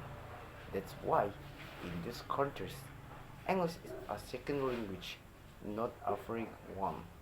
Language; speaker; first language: English; non-native, learner; Indonesian